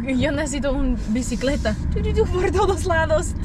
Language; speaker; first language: Spanish; non-native, learner; English